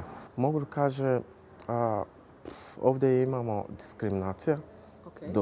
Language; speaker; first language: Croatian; non-native, learner; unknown